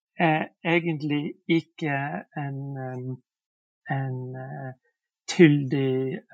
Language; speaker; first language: Norwegian; non-native, fluent; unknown